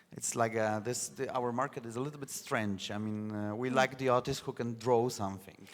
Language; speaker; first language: English; non-native, fluent; Polish